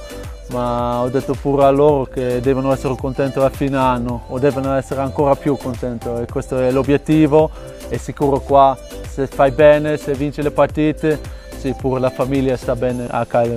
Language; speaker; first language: Italian; non-native, fluent; Dutch